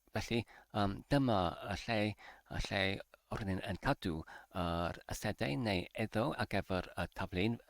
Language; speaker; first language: Welsh; non-native, learner; English